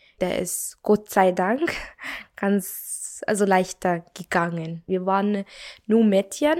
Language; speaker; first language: German; non-native, learner; Arabic